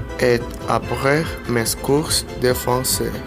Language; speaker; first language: French; non-native, learner; Spanish